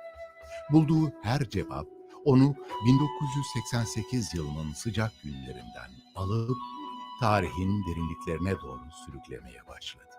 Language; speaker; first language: Turkish; native; Turkish